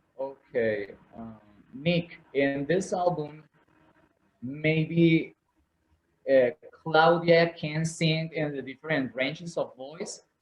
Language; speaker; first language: English; non-native, learner; Spanish